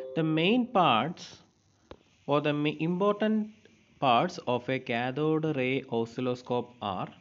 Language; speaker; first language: English; non-native, local second language; Malayalam